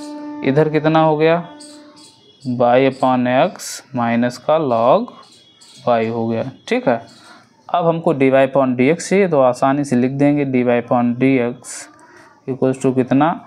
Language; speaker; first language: Hindi; native; Hindi